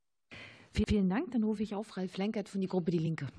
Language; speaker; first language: German; native; German